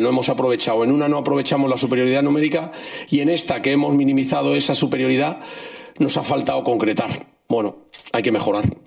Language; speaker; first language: Spanish; native; Spanish